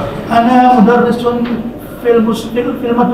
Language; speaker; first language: Arabic; non-native, learner; Indonesian